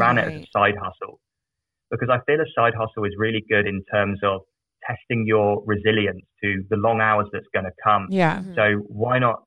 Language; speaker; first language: English; native; English